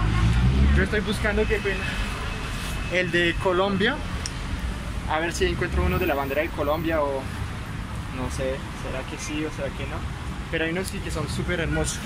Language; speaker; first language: Spanish; non-native, fluent; French